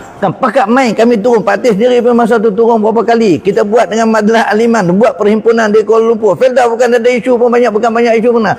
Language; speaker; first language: Malay; native; Malay